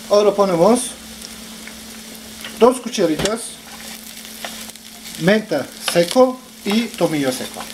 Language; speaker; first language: Spanish; non-native, learner; Turkish